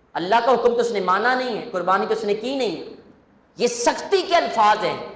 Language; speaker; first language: Urdu; non-native, local second language; Punjabi